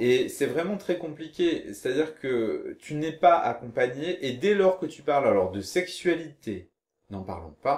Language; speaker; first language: French; native; French